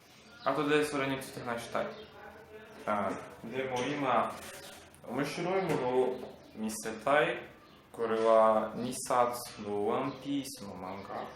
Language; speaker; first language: Japanese; non-native, learner; Portuguese